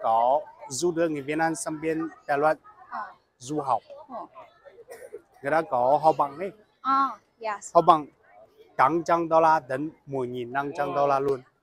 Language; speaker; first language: Vietnamese; non-native, fluent; Chinese